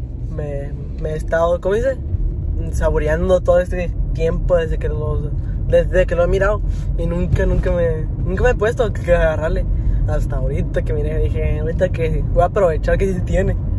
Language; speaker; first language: Spanish; early bilingual, heritage; Spanish